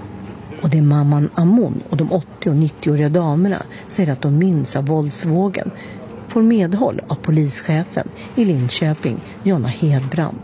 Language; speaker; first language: Swedish; native; Swedish